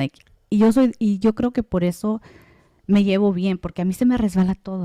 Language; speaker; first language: Spanish; early bilingual, heritage; Spanish